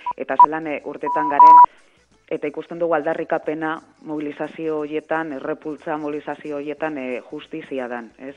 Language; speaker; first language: Basque; native; Basque